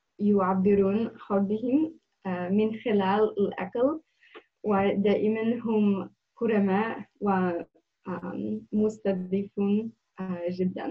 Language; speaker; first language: Arabic; non-native, learner; English